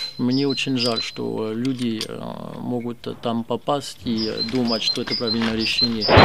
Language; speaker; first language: Russian; non-native, fluent; French